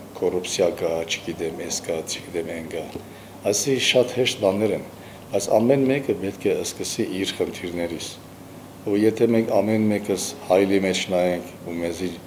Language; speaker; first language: Armenian; early bilingual, heritage; Armenian